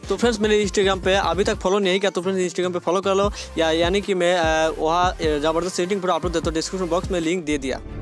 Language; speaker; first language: Hindi; non-native, local second language; Bangla